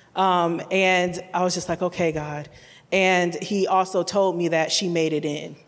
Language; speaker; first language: English; native; English